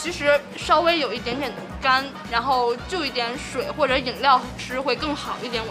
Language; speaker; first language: Chinese; native; Chinese